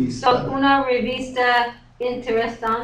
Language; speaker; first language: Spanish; non-native, learner; English